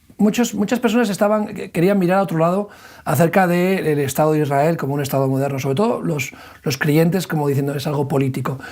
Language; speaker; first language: Spanish; native; Spanish